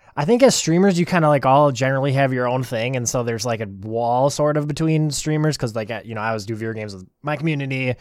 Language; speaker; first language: English; native; English